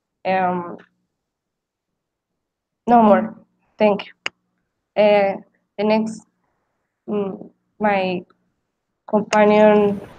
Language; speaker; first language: English; non-native, learner; Spanish